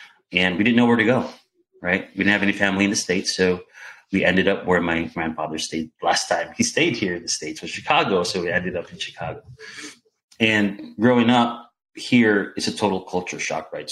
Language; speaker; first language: English; non-native, local second language; Filipino